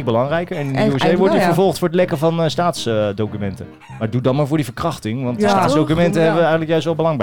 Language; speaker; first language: Dutch; native; Dutch